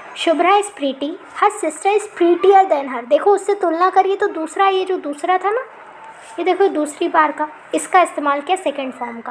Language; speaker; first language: Hindi; native; Hindi